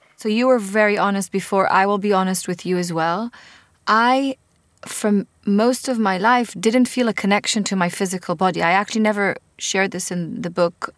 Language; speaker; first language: English; non-native, fluent; Hebrew